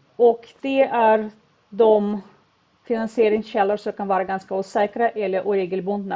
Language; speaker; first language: Swedish; non-native, fluent; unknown